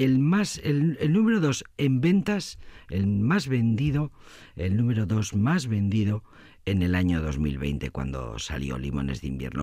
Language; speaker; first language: Spanish; native; Spanish